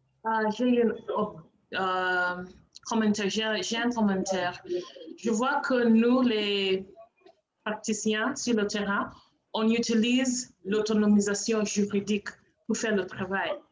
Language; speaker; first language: French; non-native, learner; English